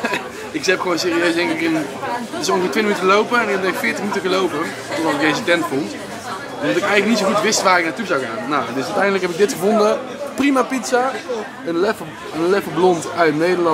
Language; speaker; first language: Dutch; native; Dutch